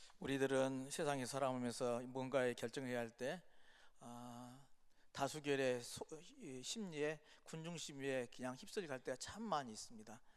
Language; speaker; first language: Korean; native; Korean